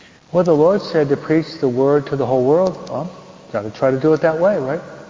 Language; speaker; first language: English; native; English